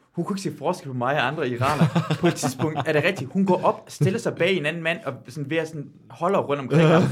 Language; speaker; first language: Danish; non-native, fluent; Persian